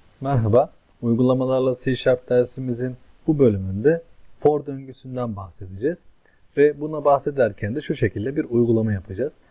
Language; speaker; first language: Turkish; native; Turkish